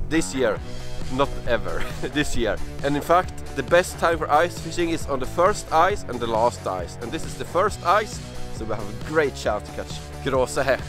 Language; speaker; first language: English; non-native, fluent; Swedish